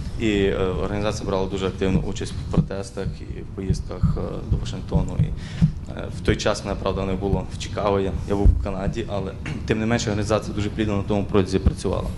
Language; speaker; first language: Ukrainian; native; Ukrainian